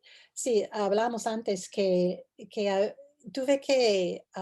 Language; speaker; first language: Spanish; non-native, fluent; English